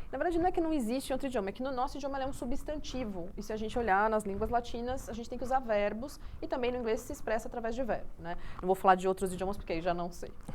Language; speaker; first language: Portuguese; native; Portuguese